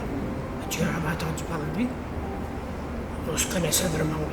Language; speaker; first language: French; native; French